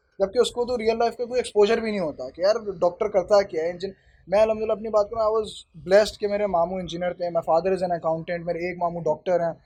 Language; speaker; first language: Urdu; native; Urdu